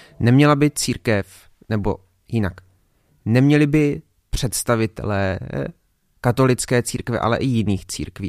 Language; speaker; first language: Czech; native; Czech